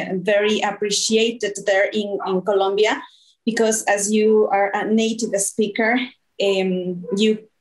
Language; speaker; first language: English; non-native, fluent; Spanish